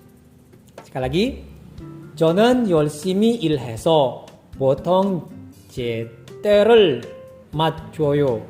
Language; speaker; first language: Korean; non-native, fluent; Indonesian